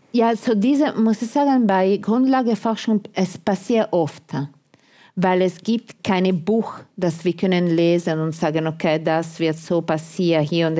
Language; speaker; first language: German; non-native, fluent; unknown